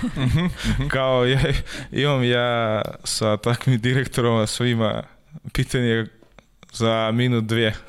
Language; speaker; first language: Serbian; non-native, learner; Russian